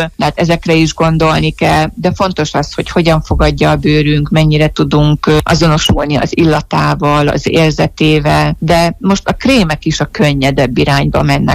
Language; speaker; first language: Hungarian; native; Hungarian